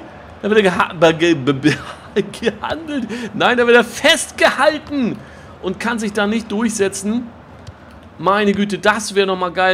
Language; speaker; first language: German; native; German